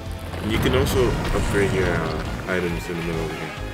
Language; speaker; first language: English; native; English